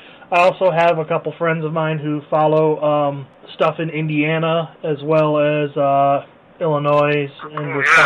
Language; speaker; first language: English; native; English